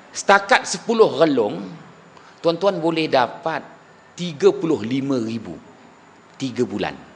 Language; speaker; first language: Malay; native; Malay